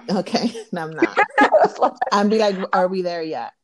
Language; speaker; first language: English; early bilingual, other home language; Spanish